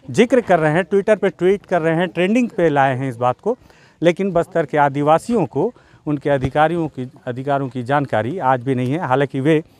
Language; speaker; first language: Hindi; native; Hindi